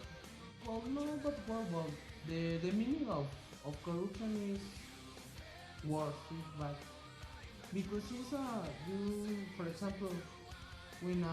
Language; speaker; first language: English; non-native, learner; Spanish